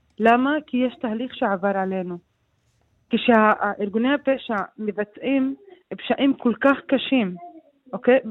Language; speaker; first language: Hebrew; non-native, local second language; Arabic